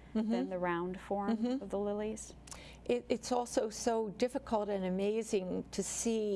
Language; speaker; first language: English; native; English